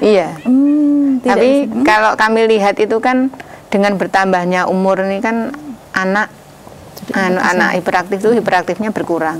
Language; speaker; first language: Indonesian; native; Indonesian